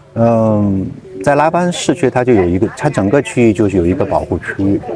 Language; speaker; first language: Chinese; native; Chinese